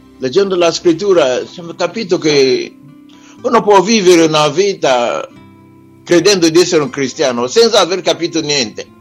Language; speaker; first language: Italian; non-native, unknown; Igbo